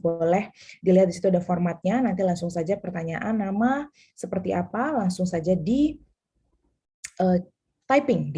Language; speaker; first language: Indonesian; native; Indonesian